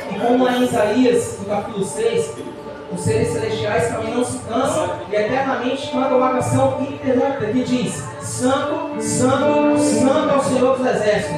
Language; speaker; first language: Portuguese; native; Portuguese